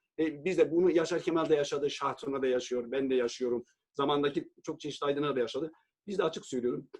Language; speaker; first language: Turkish; native; Turkish